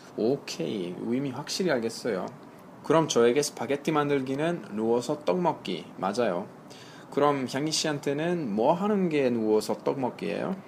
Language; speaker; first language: Korean; non-native, fluent; Italian